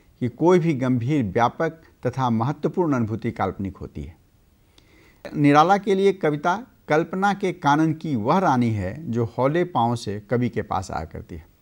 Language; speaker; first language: Hindi; native; Hindi